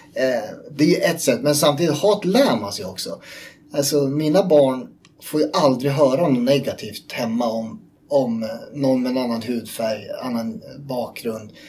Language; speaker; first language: Swedish; native; Swedish